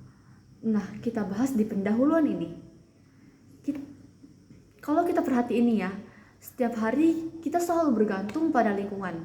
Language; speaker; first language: Indonesian; native; Indonesian